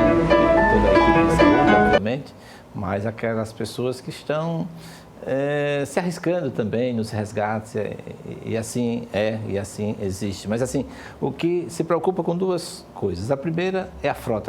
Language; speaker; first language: Portuguese; native; Portuguese